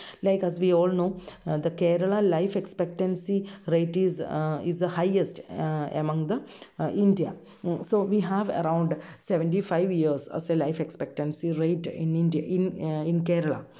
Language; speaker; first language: English; non-native, local second language; Malayalam